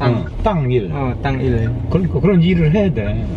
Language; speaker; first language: Korean; native; Korean